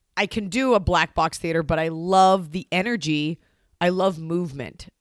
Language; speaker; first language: English; native; English